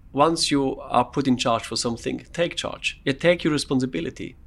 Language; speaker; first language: English; non-native, fluent; German